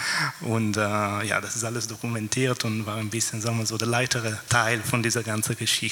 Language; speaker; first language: German; non-native, fluent; Italian